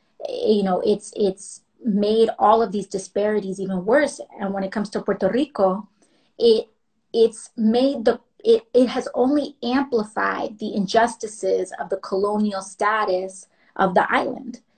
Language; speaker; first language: English; native; English